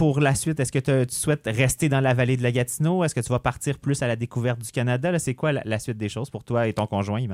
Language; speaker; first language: French; native; French